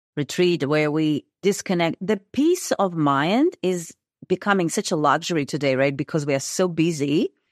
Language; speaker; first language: English; non-native, fluent; Russian